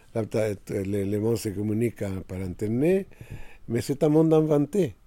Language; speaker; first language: French; non-native, fluent; Spanish